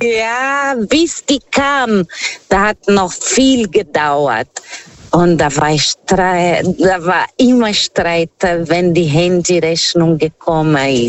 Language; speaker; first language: German; non-native, fluent; Portuguese